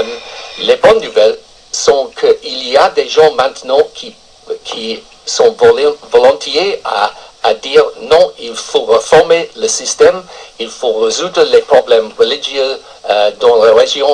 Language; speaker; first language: French; non-native, fluent; English